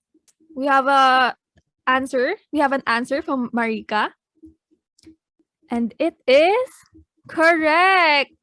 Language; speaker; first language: English; non-native, local second language; Filipino